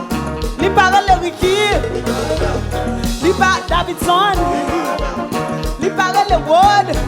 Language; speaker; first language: French; non-native, local second language; Haitian Creole